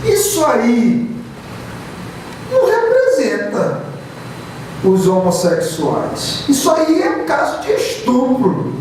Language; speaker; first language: Portuguese; native; Portuguese